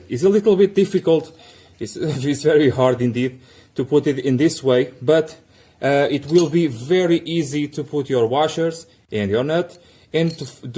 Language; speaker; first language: English; non-native, fluent; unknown